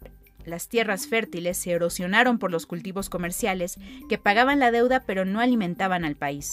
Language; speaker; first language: Spanish; native; Spanish